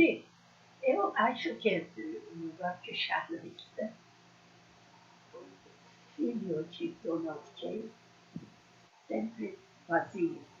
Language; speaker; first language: Portuguese; non-native, learner; Persian